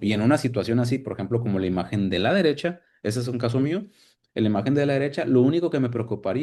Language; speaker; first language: Spanish; native; Spanish